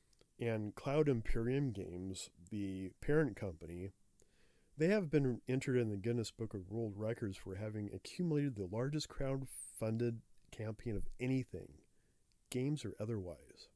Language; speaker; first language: English; native; English